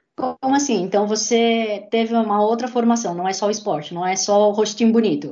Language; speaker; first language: Portuguese; native; Portuguese